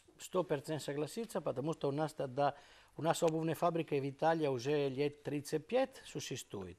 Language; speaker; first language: Russian; non-native, learner; Italian